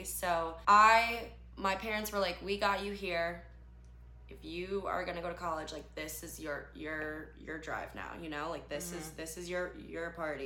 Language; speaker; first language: English; native; English